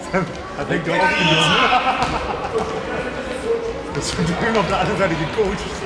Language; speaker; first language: German; native; German